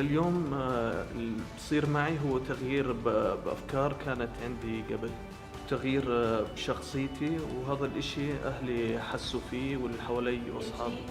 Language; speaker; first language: Arabic; native; Arabic